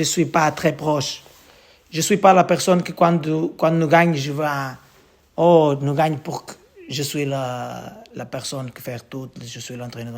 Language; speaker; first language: French; non-native, learner; Portuguese